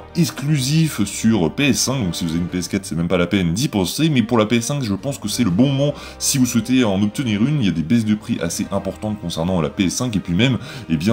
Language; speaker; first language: French; native; French